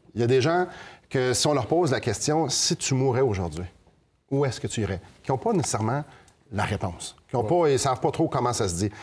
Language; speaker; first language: French; native; French